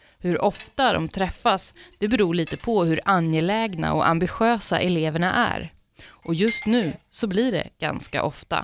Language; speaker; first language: Swedish; native; Swedish